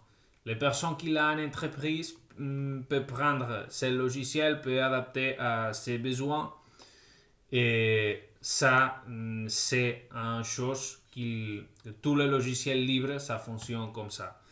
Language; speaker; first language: French; non-native, fluent; Spanish